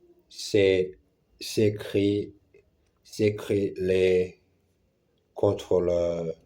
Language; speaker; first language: French; non-native, learner; Portuguese